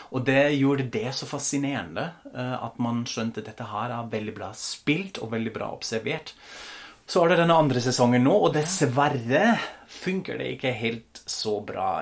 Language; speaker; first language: Norwegian; non-native, fluent; German